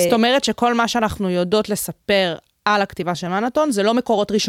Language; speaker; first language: Hebrew; native; Hebrew